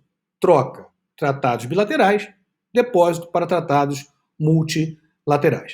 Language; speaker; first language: Portuguese; native; Portuguese